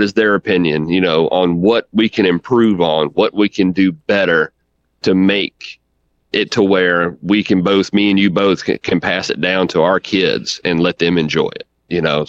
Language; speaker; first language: English; native; English